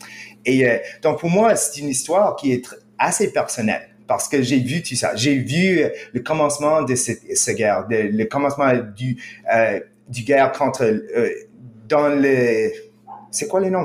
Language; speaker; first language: French; non-native, fluent; English